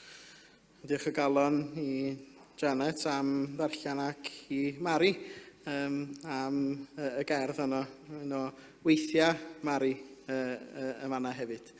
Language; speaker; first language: Welsh; native; Welsh